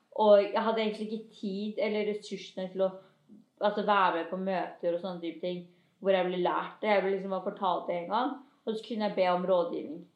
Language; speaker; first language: Norwegian; early bilingual, other home language; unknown